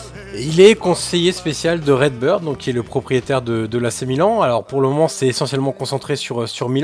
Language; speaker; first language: French; native; French